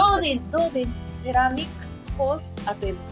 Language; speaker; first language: Hindi; non-native, learner; Japanese